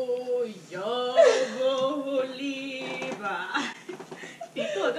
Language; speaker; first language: Swedish; native; Swedish